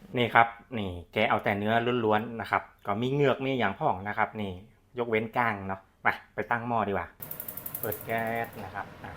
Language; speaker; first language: Thai; native; Thai